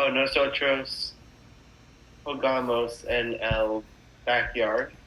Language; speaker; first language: Spanish; non-native, learner; English